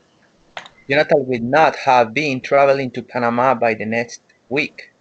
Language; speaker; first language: English; non-native, learner; Spanish